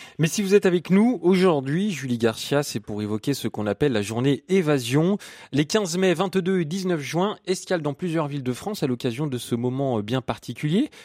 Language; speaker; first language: French; native; French